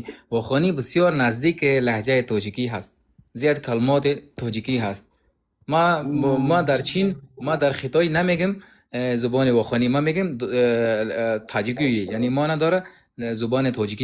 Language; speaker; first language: Persian; non-native, learner; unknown